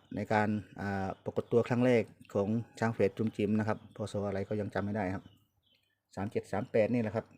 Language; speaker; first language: Thai; native; Thai